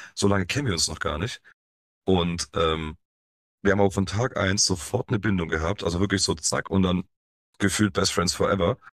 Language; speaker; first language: German; early bilingual, other home language; Polish